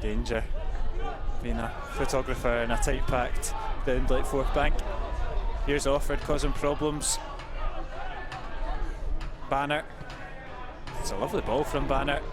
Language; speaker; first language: English; native; English